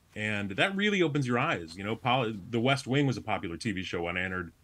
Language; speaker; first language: English; native; English